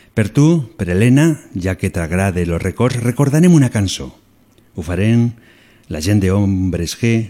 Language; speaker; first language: Catalan; non-native, local second language; Spanish